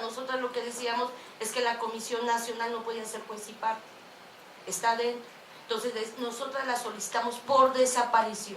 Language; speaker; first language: Spanish; native; Spanish